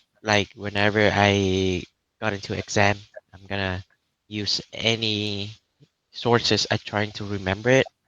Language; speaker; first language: English; non-native, learner; Vietnamese